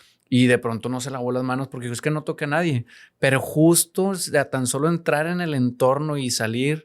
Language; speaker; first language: Spanish; native; Spanish